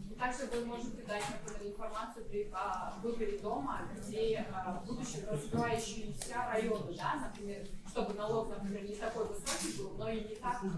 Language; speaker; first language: Russian; non-native, local second language; Kyrgyz